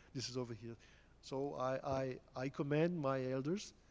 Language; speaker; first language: English; non-native, fluent; French